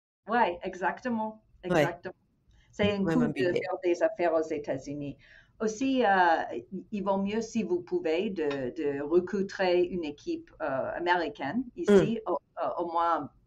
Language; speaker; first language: French; non-native, fluent; English